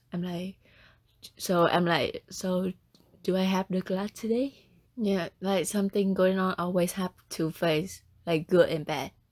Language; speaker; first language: English; non-native, learner; Vietnamese